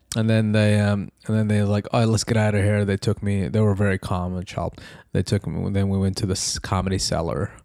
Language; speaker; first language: English; early bilingual, other home language; Arabic